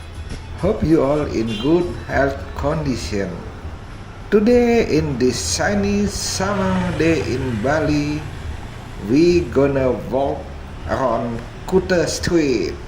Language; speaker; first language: English; non-native, fluent; Indonesian